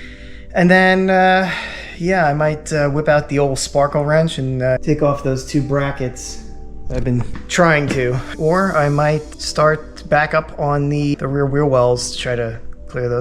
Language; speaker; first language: English; native; English